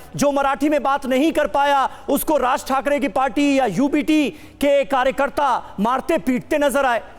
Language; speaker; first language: Hindi; native; Hindi